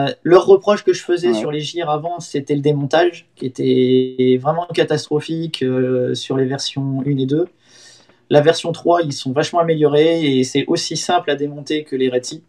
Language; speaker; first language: French; native; French